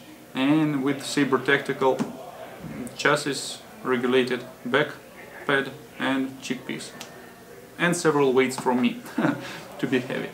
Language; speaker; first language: English; non-native, fluent; Russian